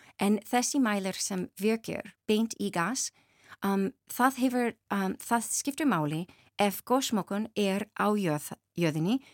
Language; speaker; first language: Icelandic; non-native, learner; English